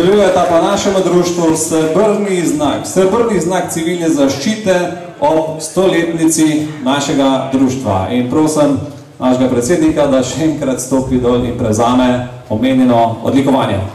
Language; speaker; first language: Slovenian; native; Slovenian